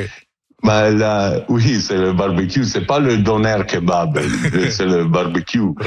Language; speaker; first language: French; non-native, learner; Italian